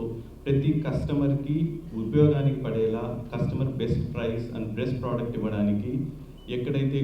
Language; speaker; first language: Telugu; native; Telugu